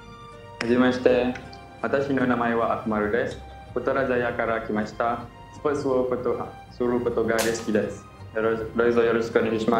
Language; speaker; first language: Japanese; non-native, learner; Malay